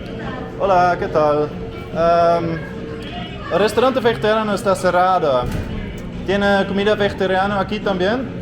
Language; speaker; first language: Spanish; non-native, learner; Dutch